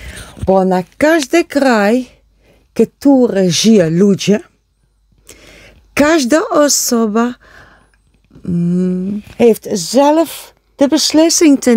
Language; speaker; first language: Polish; non-native, learner; Dutch